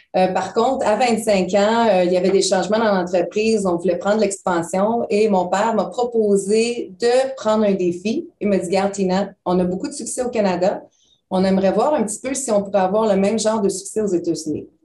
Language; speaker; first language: French; native; French